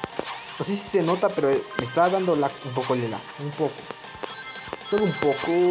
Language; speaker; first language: Spanish; native; Spanish